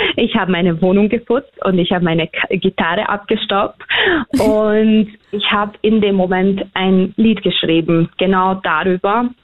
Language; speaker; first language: German; early bilingual, other home language; Hungarian